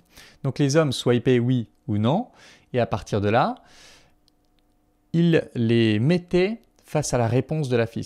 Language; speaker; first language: French; native; French